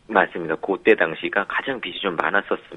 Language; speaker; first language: Korean; native; Korean